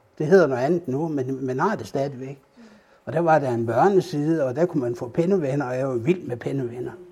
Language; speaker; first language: Danish; native; Danish